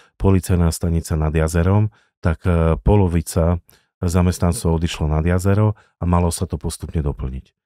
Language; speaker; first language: Slovak; native; Slovak